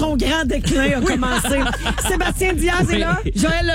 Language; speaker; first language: French; native; French